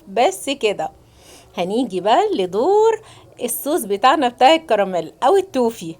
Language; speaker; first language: Arabic; native; Arabic